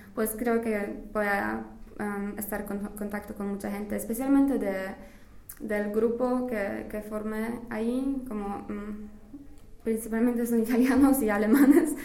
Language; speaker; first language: Spanish; non-native, fluent; English